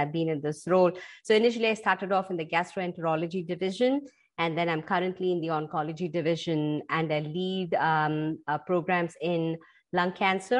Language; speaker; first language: English; non-native, local second language; Tamil